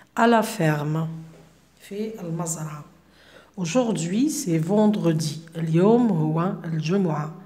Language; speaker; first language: French; non-native, local second language; Arabic